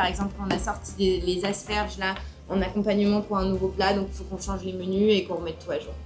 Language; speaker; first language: French; native; French